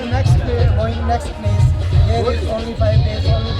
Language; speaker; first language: English; non-native, learner; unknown